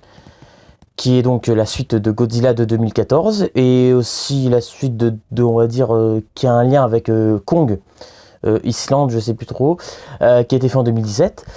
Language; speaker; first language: French; native; French